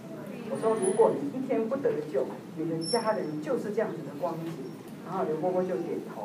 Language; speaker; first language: Chinese; native; Chinese